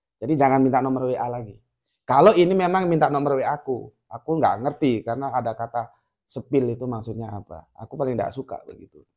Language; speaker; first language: Indonesian; non-native, local second language; Javanese